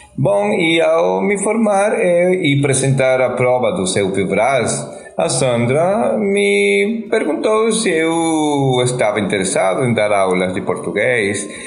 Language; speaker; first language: Portuguese; non-native, fluent; Spanish